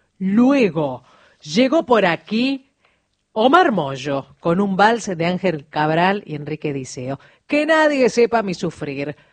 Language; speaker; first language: Spanish; native; Spanish